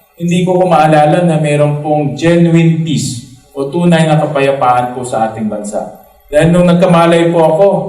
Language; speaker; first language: Filipino; native; Filipino